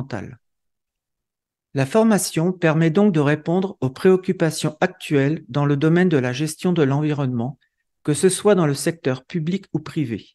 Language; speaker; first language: French; native; French